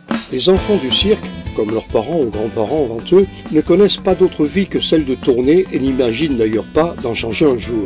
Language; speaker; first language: French; native; French